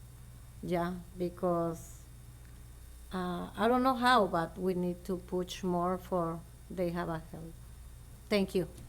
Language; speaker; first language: English; non-native, local second language; Spanish